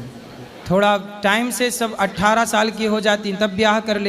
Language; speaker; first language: Hindi; native; Hindi